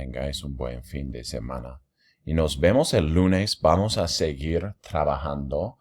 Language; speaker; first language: Spanish; non-native, fluent; English